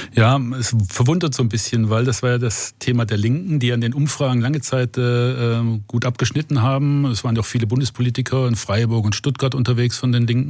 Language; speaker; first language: German; native; German